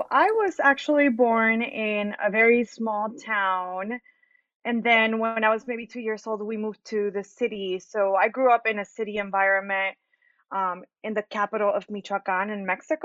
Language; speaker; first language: English; early bilingual, other home language; Spanish